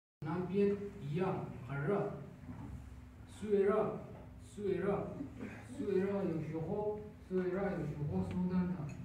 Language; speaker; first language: Chinese; non-native, learner; Arabic